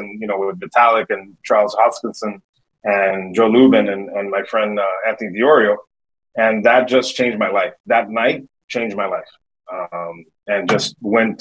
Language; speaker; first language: English; native; English